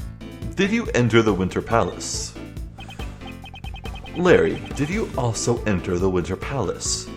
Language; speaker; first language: English; native; English